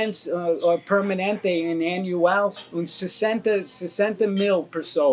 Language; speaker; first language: Portuguese; non-native, learner; English